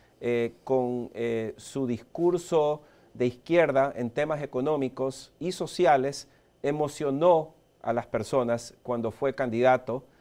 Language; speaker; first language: Spanish; early bilingual, heritage; Spanish